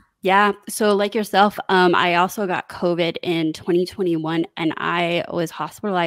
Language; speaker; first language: English; native; English